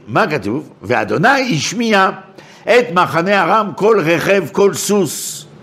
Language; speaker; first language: Hebrew; non-native, fluent; French